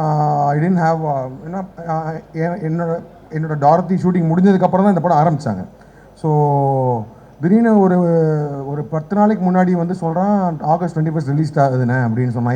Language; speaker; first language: Tamil; native; Tamil